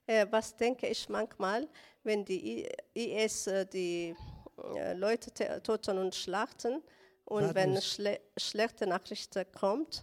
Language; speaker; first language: German; non-native, learner; Tigrinya